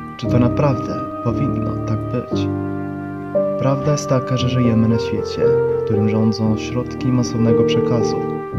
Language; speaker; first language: Polish; non-native, fluent; Croatian